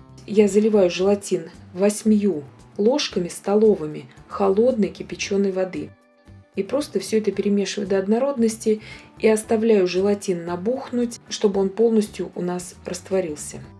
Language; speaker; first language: Russian; native; Russian